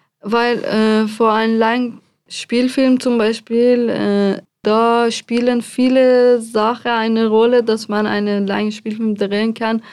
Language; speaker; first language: German; non-native, fluent; Persian